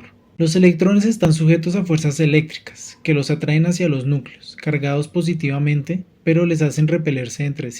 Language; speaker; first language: Spanish; native; Spanish